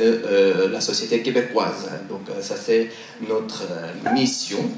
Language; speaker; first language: French; non-native, fluent; Korean